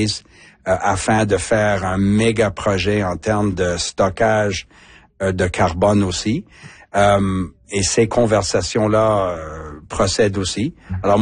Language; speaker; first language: French; native; French